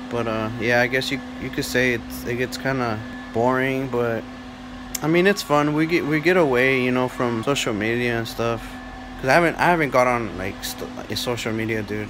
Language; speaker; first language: English; early bilingual, other home language; Spanish